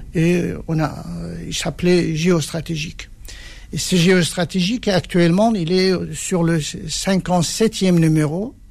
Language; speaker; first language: French; non-native, fluent; Persian